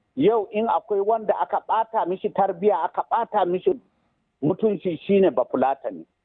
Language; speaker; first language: Hausa; non-native, local second language; Fula